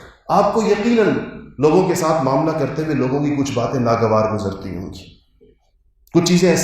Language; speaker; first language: Urdu; native; Urdu